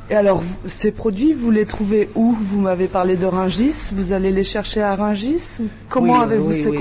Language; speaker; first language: French; native; French